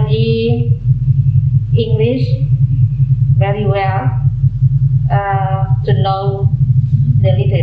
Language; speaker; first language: English; non-native, fluent; Indonesian